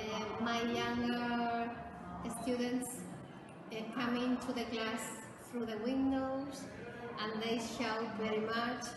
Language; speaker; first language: English; non-native, learner; Spanish